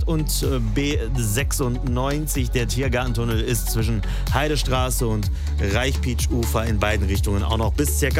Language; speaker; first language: German; native; German